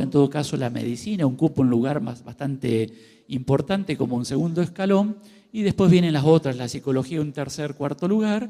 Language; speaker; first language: Spanish; native; Spanish